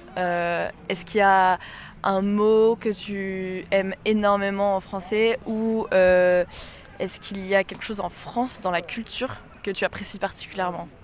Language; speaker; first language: French; native; French